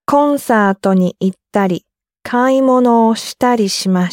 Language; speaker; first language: Japanese; non-native, learner; English